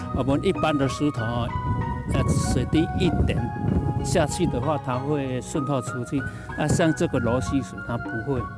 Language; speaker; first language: Chinese; native; Chinese